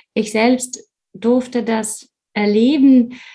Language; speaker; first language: German; non-native, fluent; Russian